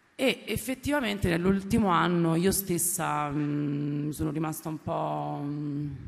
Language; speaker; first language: Italian; early bilingual, other home language; Amharic